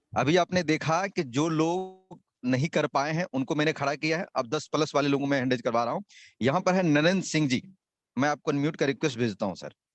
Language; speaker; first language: Hindi; native; Hindi